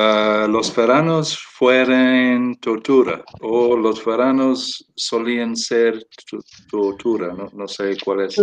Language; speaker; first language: Spanish; non-native, fluent; English